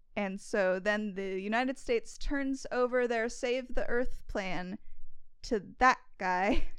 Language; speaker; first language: English; native; English